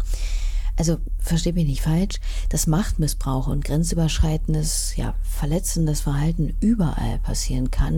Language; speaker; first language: German; native; German